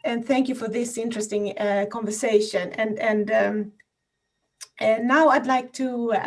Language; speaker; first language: English; non-native, fluent; Swedish